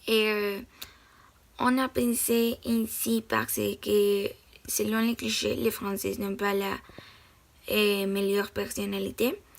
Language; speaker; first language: French; non-native, learner; Spanish